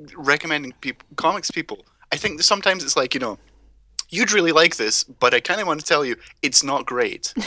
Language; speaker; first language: English; native; English